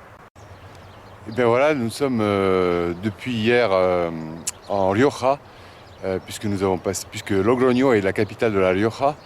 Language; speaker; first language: French; native; French